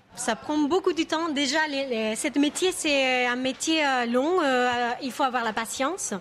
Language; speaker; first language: French; non-native, fluent; Spanish